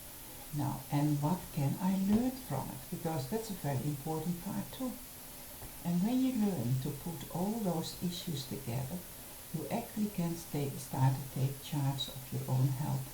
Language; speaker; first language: English; non-native, fluent; Dutch